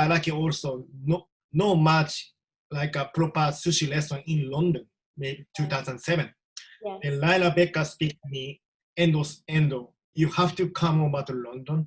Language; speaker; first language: English; non-native, learner; Japanese